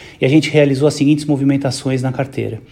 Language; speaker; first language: Portuguese; native; Portuguese